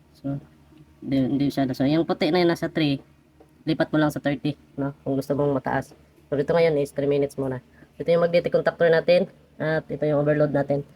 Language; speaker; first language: Filipino; non-native, local second language; Cebuano